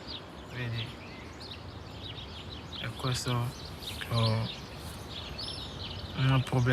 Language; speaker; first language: Italian; non-native, learner; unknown